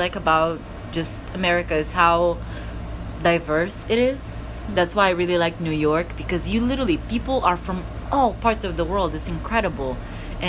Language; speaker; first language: English; non-native, fluent; Portuguese